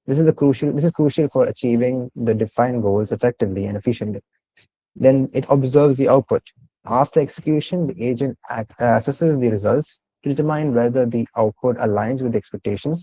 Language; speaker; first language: English; non-native, local second language; Malayalam